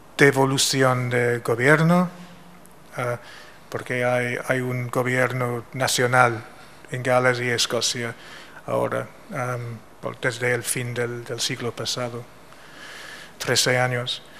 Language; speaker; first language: Spanish; non-native, fluent; English